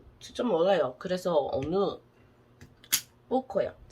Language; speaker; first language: Korean; non-native, learner; English